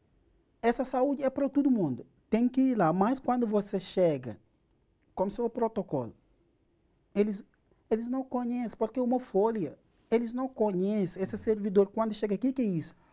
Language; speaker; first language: Portuguese; non-native, learner; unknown